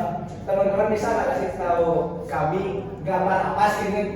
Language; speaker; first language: Indonesian; native; Indonesian